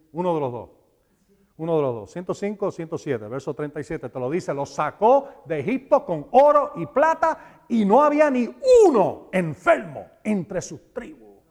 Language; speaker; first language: Spanish; early bilingual, heritage; Spanish